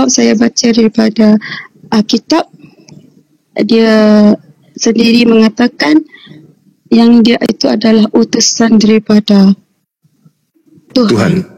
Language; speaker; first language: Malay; non-native, local second language; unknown